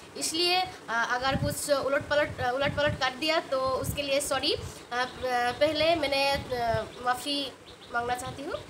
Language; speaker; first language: Hindi; non-native, local second language; Bangla